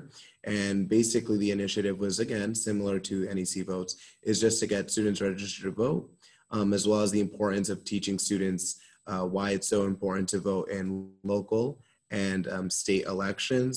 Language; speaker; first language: English; native; English